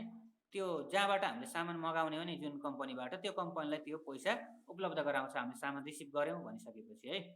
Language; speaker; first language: Nepali; native; Nepali